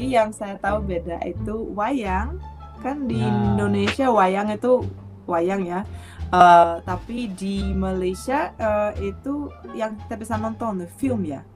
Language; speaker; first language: Indonesian; non-native, fluent; Russian